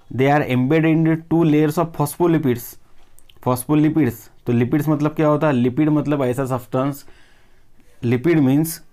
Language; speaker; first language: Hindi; non-native, local second language; Marathi